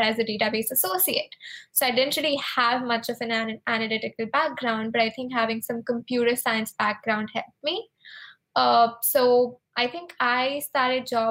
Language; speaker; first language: English; non-native, local second language; Hindi